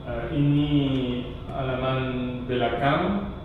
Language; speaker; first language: Indonesian; non-native, learner; English